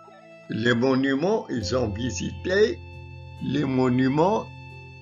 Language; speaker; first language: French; non-native, local second language; Arabic